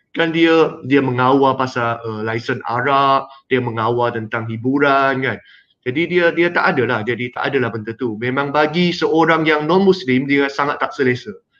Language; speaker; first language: Malay; non-native, local second language; Chinese